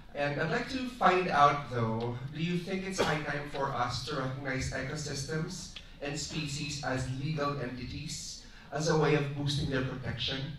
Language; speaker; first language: English; non-native, fluent; Spanish